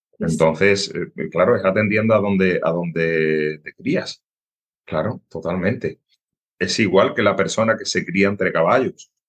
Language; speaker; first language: Spanish; native; Spanish